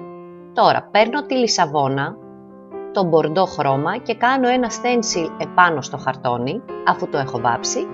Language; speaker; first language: Greek; native; Greek